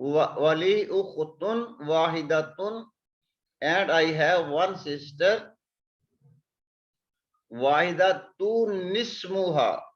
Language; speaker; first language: Arabic; non-native, fluent; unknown